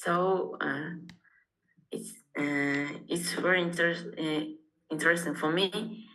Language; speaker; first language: English; non-native, learner; Uzbek